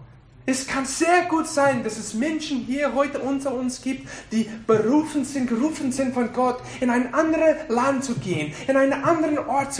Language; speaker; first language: German; non-native, fluent; English